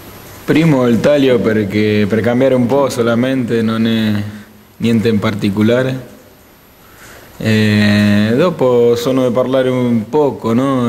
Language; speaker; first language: Italian; non-native, fluent; Spanish